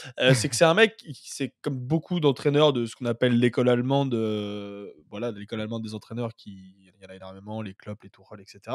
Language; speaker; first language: French; native; French